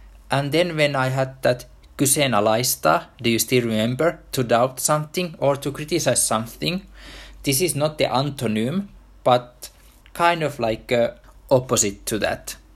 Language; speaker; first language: English; non-native, fluent; Finnish